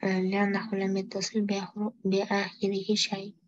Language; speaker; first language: Arabic; non-native, learner; Uzbek